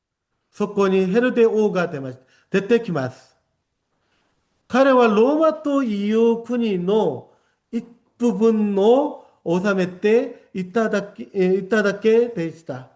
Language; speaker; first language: Japanese; non-native, fluent; Korean